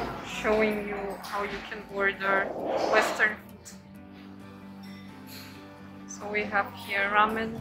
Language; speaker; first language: English; non-native, learner; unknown